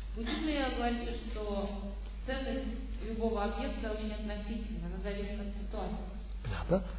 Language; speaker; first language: Russian; native; Russian